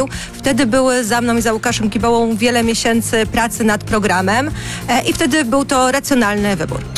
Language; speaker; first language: Polish; native; Polish